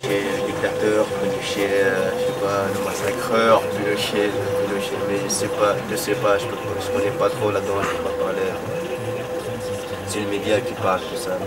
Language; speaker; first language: French; non-native, fluent; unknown